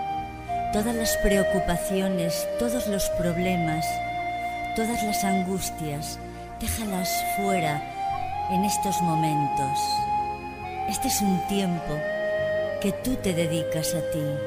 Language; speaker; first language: Spanish; native; Spanish